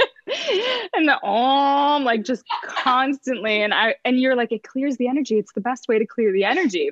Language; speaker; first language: English; native; English